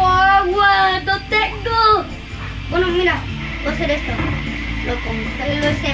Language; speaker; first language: Spanish; native; Spanish